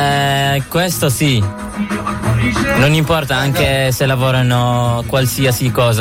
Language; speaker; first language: Italian; non-native, fluent; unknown